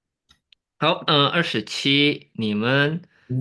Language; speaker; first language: Chinese; non-native, fluent; Indonesian